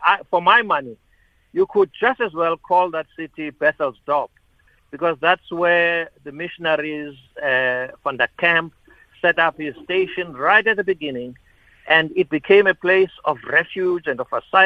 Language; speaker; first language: English; non-native, local second language; Xhosa